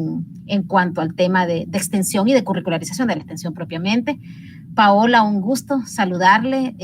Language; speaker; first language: Spanish; native; Spanish